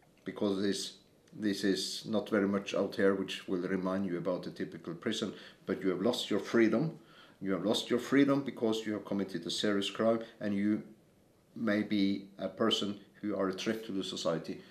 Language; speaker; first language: English; non-native, fluent; Norwegian